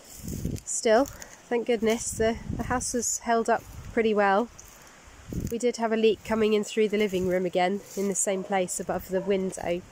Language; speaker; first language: English; native; English